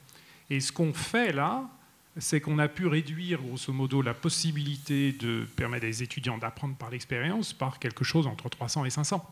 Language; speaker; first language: French; native; French